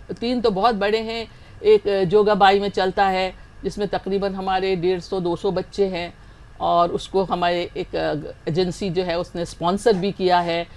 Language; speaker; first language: Hindi; native; Hindi